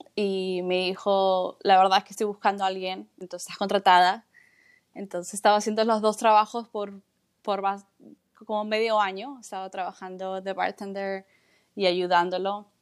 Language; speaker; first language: Spanish; native; Spanish